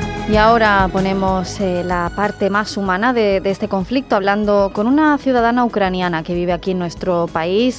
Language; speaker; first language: Spanish; native; Spanish